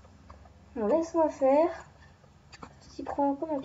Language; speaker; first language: French; native; French